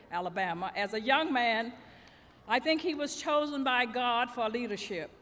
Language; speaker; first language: English; native; English